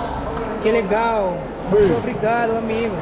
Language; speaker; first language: Portuguese; non-native, learner; French